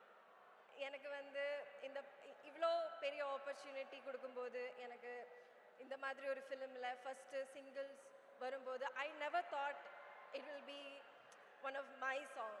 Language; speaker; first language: Tamil; non-native, learner; Malayalam